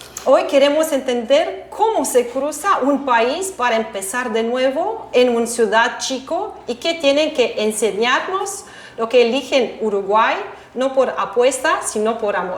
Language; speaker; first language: Spanish; non-native, fluent; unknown